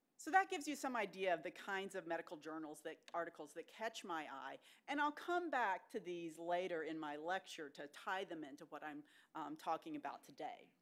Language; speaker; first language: English; native; English